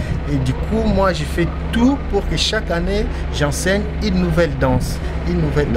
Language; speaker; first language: French; non-native, local second language; Lingala